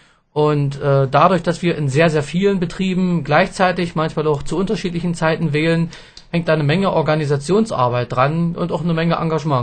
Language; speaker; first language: German; native; German